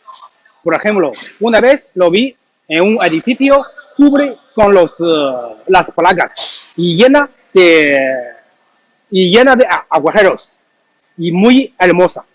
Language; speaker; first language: Spanish; non-native, learner; Chinese